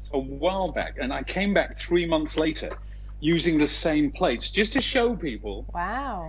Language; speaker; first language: English; native; English